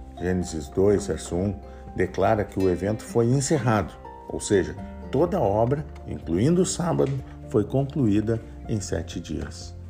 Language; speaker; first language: Portuguese; native; Portuguese